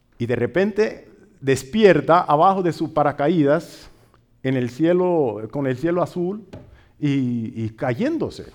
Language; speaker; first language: Spanish; non-native, fluent; English